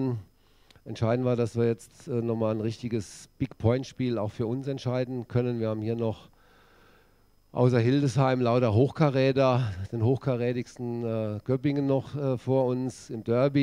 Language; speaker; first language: German; native; German